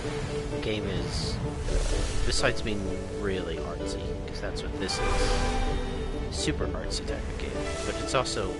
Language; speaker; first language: English; native; English